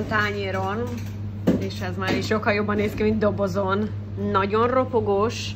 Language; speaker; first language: Hungarian; early bilingual, heritage; English